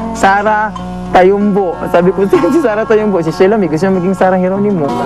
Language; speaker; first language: Filipino; non-native, local second language; Cebuano